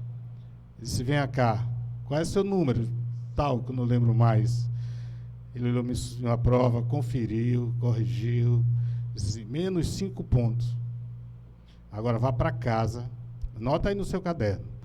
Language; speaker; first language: Portuguese; native; Portuguese